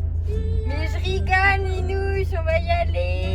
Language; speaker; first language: French; native; French